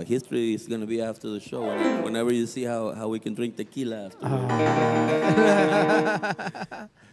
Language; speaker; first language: English; early bilingual, other home language; Spanish